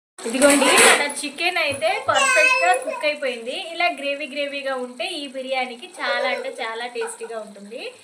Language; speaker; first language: Telugu; non-native, local second language; Urdu